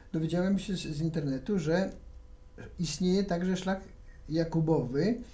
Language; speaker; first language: Polish; native; Polish